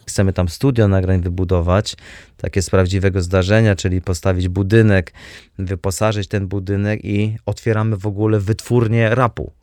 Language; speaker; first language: Polish; native; Polish